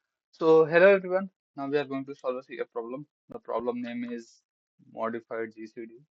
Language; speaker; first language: English; non-native, local second language; Hindi